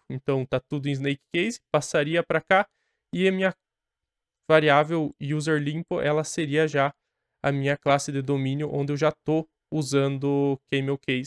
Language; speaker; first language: Portuguese; native; Portuguese